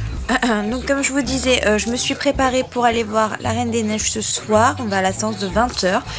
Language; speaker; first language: French; native; French